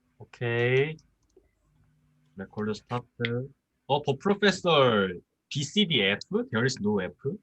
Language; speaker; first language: English; non-native, learner; Korean